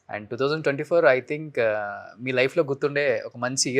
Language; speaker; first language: Telugu; native; Telugu